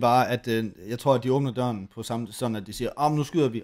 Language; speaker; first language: Danish; native; Danish